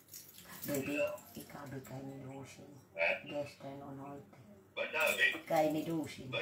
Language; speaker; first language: German; non-native, learner; Waray